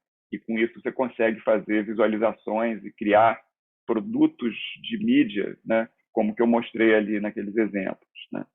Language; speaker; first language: Portuguese; native; Portuguese